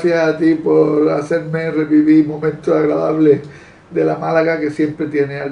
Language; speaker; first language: Spanish; native; Spanish